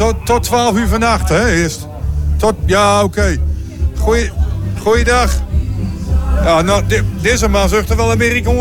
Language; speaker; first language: Dutch; native; Dutch